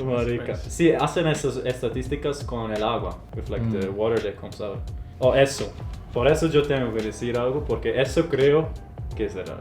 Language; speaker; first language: Spanish; non-native, fluent; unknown